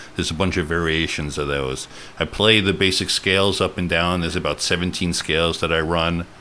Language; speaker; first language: English; native; English